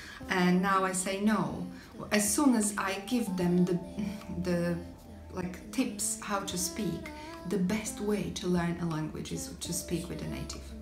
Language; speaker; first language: English; non-native, fluent; Slovak